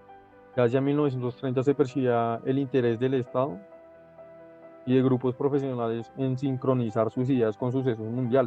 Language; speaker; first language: Spanish; native; Spanish